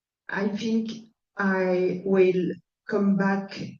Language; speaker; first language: English; non-native, fluent; French